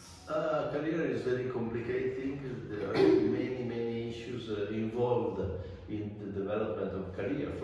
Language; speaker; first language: English; non-native, fluent; Italian